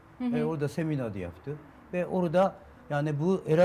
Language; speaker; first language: Turkish; non-native, learner; Japanese